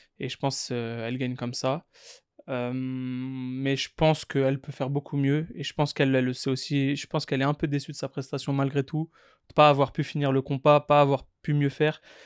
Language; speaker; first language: French; native; French